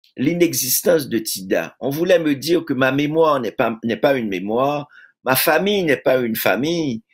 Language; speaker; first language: French; native; French